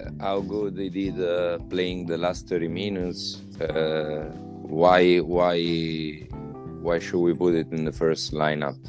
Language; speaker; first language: English; non-native, fluent; Italian